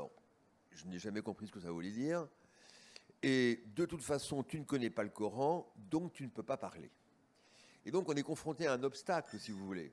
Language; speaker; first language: French; native; French